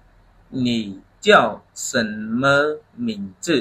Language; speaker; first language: Chinese; non-native, fluent; Khmer